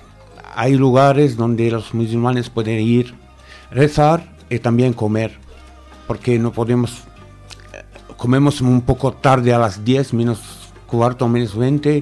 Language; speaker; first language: Spanish; non-native, fluent; Arabic